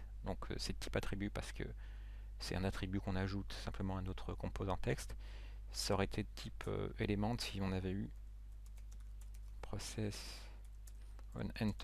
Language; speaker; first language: French; native; French